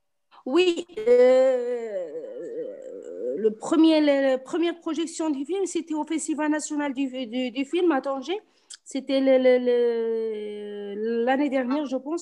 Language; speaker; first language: French; non-native, local second language; Arabic